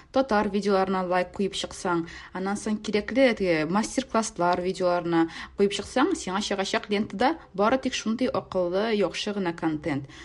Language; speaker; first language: Tatar; native; Tatar